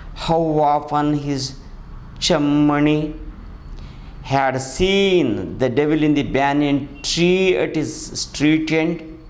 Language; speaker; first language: English; non-native, local second language; Kannada